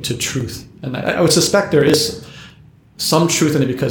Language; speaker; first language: English; native; English